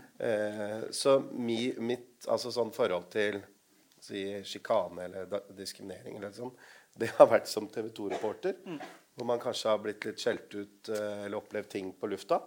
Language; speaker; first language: Norwegian; non-native, local second language; Urdu